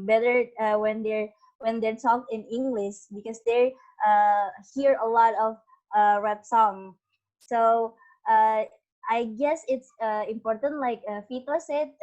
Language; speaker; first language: English; non-native, learner; Indonesian